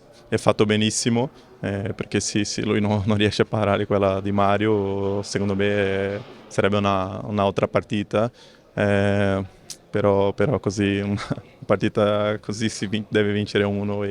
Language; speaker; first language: Italian; non-native, fluent; Portuguese